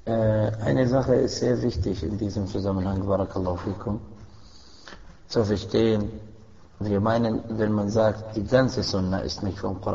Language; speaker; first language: German; non-native, fluent; Arabic